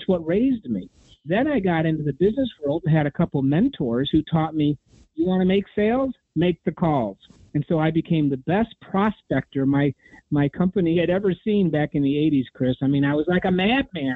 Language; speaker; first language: English; native; English